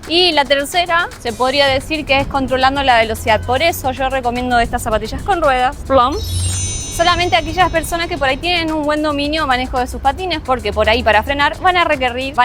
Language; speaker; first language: Spanish; native; Spanish